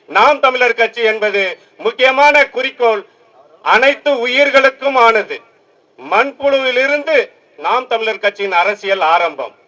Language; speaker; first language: Tamil; native; Tamil